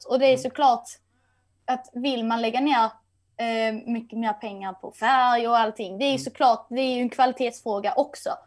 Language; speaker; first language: Swedish; native; Swedish